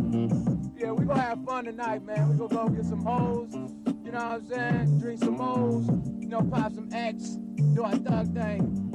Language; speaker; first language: English; native; English